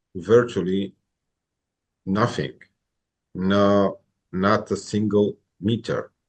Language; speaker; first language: English; non-native, fluent; Romanian